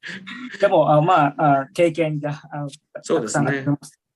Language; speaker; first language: Japanese; non-native, learner; Vietnamese